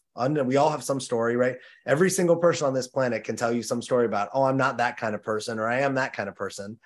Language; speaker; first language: English; native; English